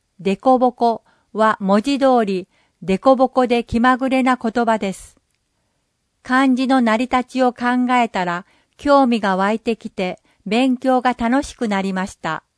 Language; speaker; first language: Japanese; non-native, fluent; English